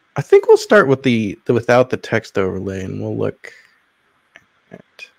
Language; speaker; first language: English; native; English